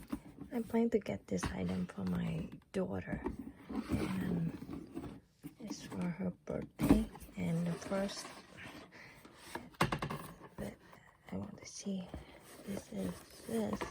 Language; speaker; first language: English; non-native, learner; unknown